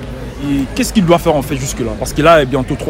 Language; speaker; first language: French; native; French